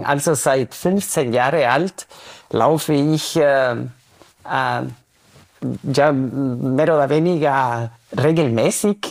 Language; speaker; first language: German; non-native, fluent; Spanish